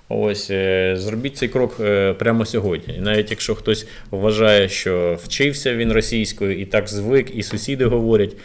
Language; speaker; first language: Ukrainian; native; Ukrainian